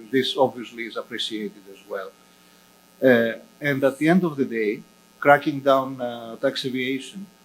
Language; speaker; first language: English; non-native, fluent; Greek